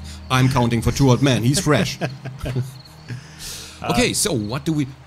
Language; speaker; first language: English; non-native, fluent; German